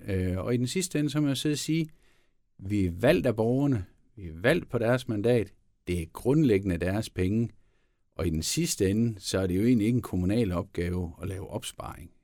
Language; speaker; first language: Danish; native; Danish